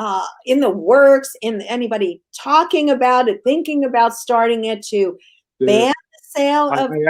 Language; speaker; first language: English; native; English